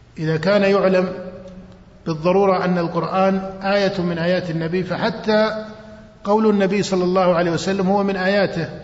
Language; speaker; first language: Arabic; native; Arabic